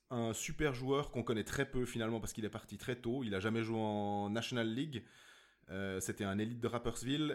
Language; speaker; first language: French; native; French